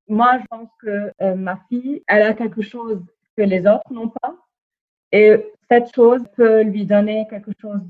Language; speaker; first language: French; non-native, fluent; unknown